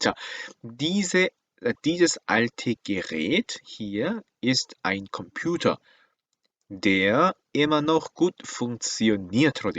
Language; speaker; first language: German; non-native, fluent; Korean